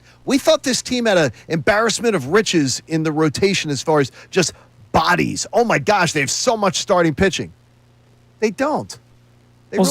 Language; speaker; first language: English; native; English